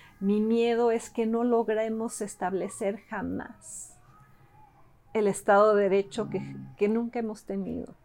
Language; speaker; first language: Spanish; early bilingual, other home language; English